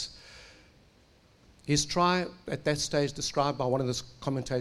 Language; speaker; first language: English; native; English